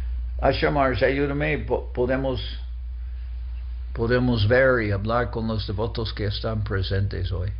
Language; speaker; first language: Spanish; non-native, fluent; English